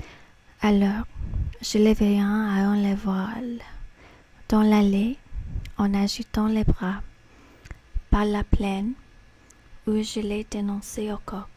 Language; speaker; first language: French; non-native, fluent; English